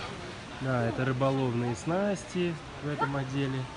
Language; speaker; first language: Russian; native; Russian